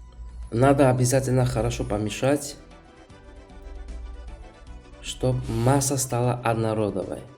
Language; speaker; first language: Russian; non-native, fluent; Georgian